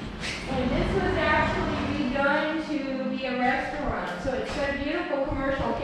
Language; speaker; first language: English; native; English